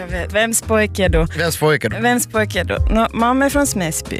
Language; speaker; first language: Swedish; native; Swedish